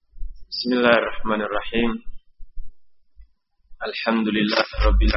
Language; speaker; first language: Arabic; non-native, fluent; Indonesian